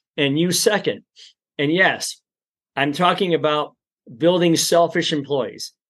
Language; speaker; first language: English; native; English